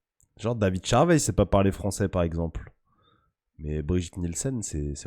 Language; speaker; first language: French; native; French